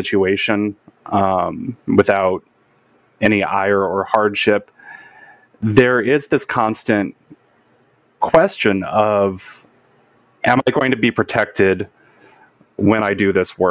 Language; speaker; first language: English; native; English